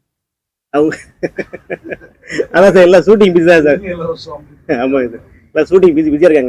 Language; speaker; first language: Tamil; native; Tamil